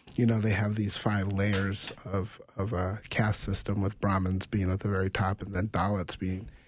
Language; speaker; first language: English; native; English